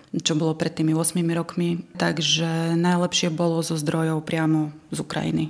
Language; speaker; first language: Slovak; early bilingual, other home language; Russian